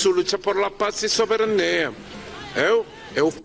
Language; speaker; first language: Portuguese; non-native, learner; Spanish